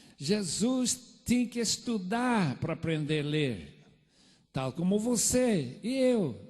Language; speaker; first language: Portuguese; non-native, fluent; English